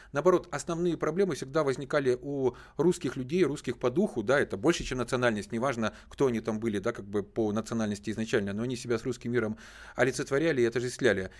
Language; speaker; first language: Russian; native; Russian